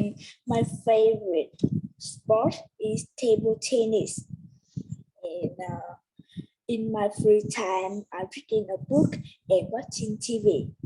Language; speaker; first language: English; non-native, learner; Vietnamese